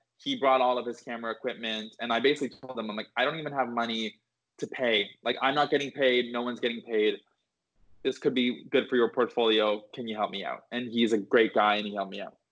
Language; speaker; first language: English; native; English